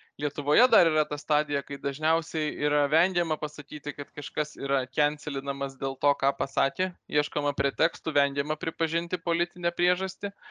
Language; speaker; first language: Lithuanian; native; Lithuanian